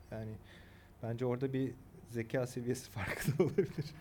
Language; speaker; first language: Turkish; early bilingual, other home language; Korean